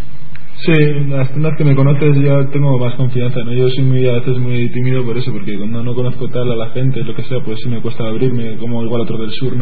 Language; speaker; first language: Spanish; native; Spanish